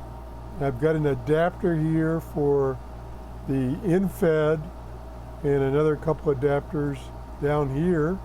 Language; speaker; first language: English; native; English